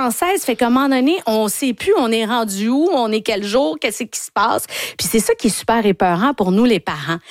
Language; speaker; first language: French; native; French